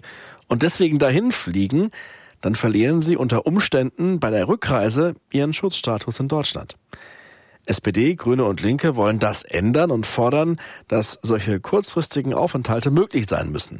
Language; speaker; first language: German; native; German